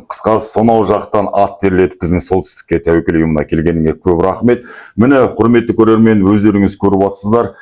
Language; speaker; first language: Kazakh; native; Kazakh